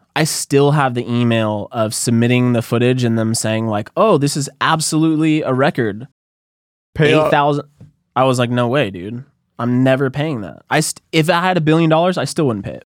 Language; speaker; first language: English; native; English